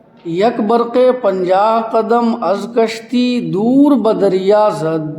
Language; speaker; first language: Persian; non-native, fluent; Urdu